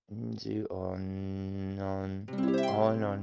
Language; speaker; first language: Japanese; non-native, learner; English